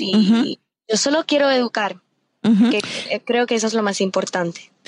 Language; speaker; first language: Spanish; early bilingual, heritage; Spanish